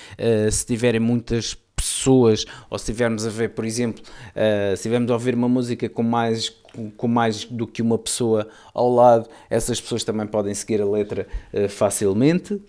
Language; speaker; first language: Portuguese; native; Portuguese